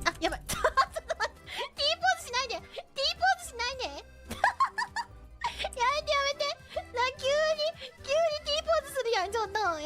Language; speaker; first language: Japanese; native; Japanese